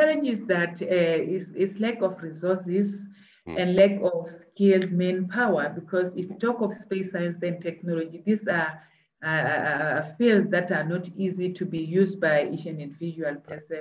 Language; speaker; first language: English; non-native, local second language; Tswana